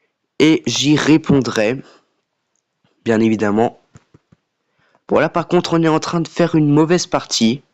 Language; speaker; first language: French; native; French